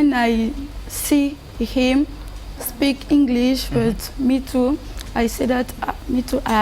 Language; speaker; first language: English; non-native, learner; French